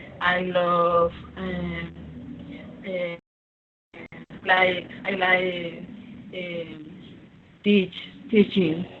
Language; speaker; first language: English; non-native, learner; Spanish